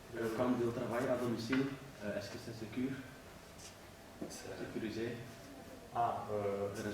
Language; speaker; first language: French; non-native, learner; Dutch